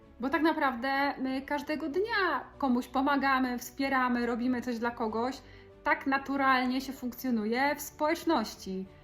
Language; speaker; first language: Polish; native; Polish